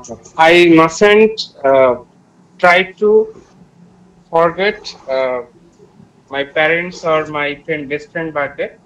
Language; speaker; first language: English; non-native, learner; Bangla